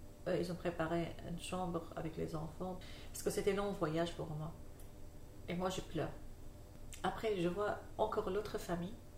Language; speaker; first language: French; non-native, learner; Arabic